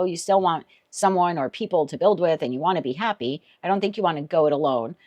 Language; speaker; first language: English; native; English